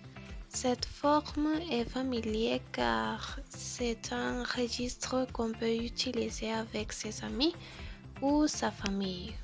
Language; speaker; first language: French; non-native, learner; Spanish